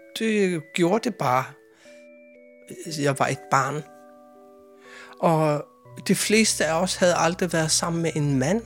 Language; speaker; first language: Swedish; non-native, fluent; Kalaallisut